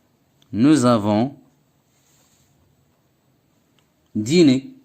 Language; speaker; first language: French; non-native, local second language; Arabic